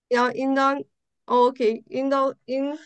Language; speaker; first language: German; non-native, learner; Turkish